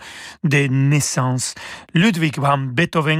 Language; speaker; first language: French; non-native, fluent; Spanish